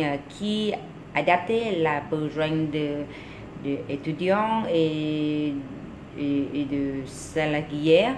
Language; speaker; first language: French; non-native, learner; Vietnamese